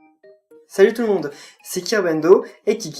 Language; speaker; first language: French; native; French